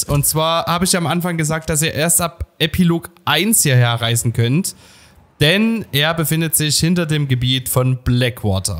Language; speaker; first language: German; native; German